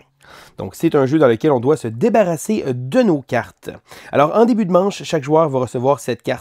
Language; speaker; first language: French; native; French